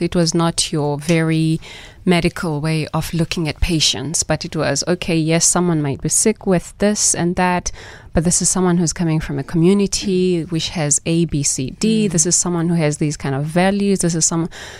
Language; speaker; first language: English; non-native, local second language; Xhosa